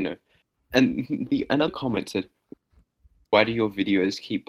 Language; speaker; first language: English; native; English